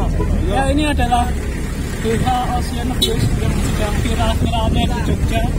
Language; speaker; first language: Indonesian; native; Indonesian